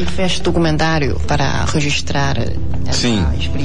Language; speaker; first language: Portuguese; non-native, fluent; Chinese